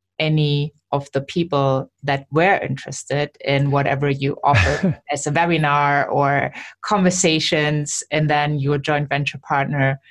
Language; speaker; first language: English; non-native, fluent; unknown